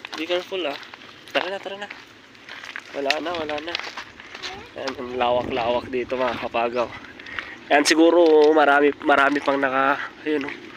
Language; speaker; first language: Filipino; non-native, local second language; Iloko